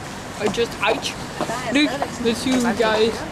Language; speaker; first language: English; non-native, learner; French